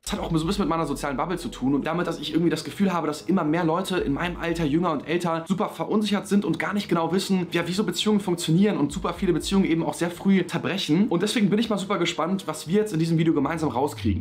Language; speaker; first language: German; native; German